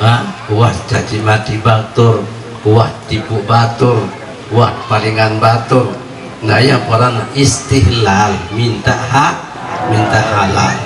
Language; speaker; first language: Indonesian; non-native, local second language; Sasak